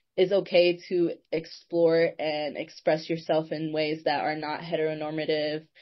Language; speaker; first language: English; native; English